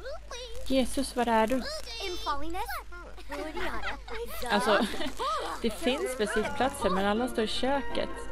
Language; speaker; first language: Swedish; native; Swedish